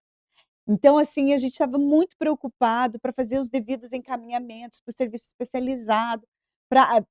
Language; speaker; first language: Portuguese; native; Portuguese